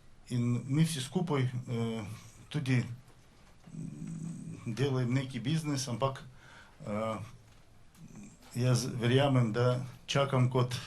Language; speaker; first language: Slovenian; non-native, learner; Russian